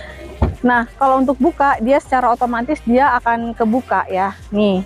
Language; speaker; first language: Indonesian; native; Indonesian